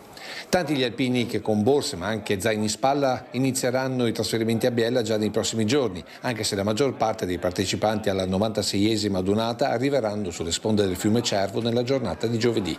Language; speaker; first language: Italian; native; Italian